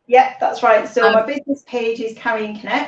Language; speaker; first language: English; native; English